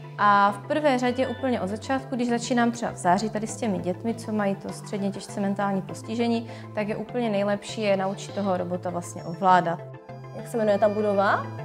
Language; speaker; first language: Czech; native; Czech